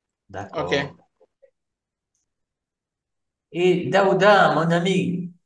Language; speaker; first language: French; non-native, fluent; Portuguese